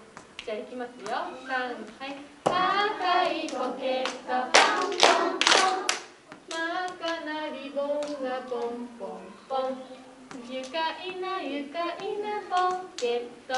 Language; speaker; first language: Japanese; native; Japanese